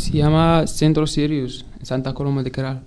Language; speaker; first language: Spanish; non-native, learner; Arabic